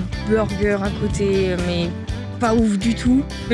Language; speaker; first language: French; native; French